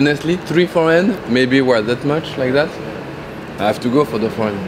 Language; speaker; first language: English; non-native, fluent; French